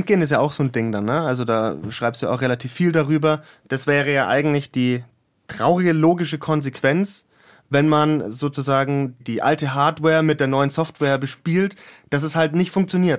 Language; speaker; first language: German; native; German